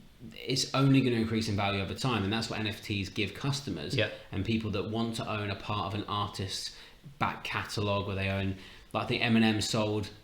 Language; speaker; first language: English; native; English